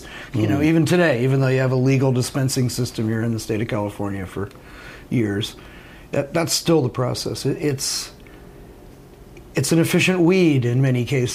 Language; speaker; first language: English; native; English